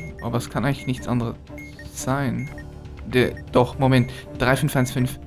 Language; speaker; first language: German; native; German